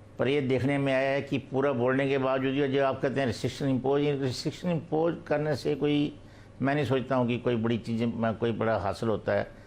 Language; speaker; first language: Hindi; native; Hindi